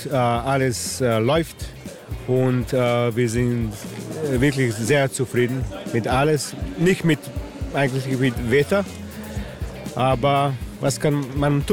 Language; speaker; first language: German; non-native, learner; Slovenian